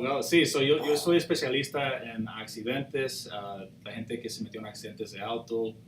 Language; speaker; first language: Spanish; early bilingual, heritage; Spanish